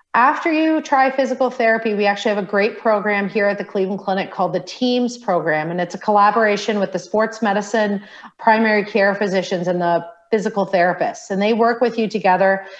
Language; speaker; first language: English; native; English